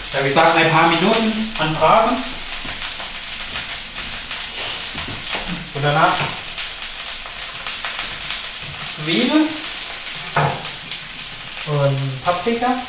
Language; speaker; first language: German; non-native, learner; Thai